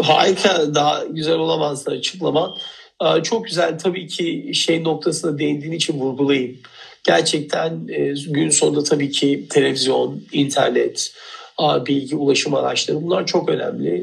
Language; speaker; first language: Turkish; native; Turkish